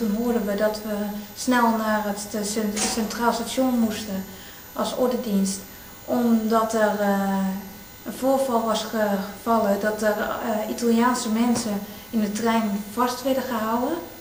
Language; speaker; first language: Dutch; native; Dutch